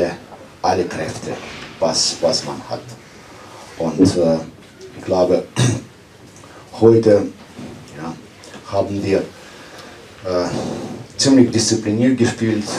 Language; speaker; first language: German; non-native, fluent; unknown